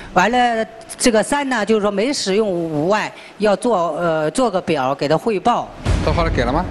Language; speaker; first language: Chinese; native; Chinese